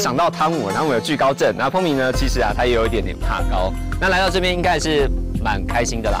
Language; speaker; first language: Chinese; native; Chinese